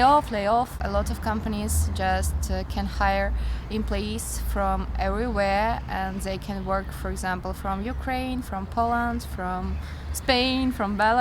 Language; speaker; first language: English; non-native, learner; Russian